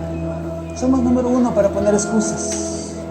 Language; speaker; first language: Spanish; native; Spanish